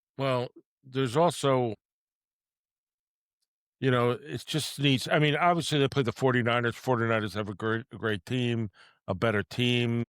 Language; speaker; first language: English; native; English